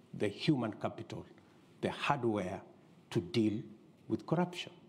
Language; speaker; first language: English; non-native, local second language; Kalenjin